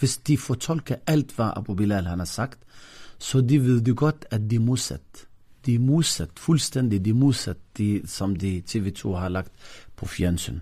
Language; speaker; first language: Danish; non-native, fluent; Arabic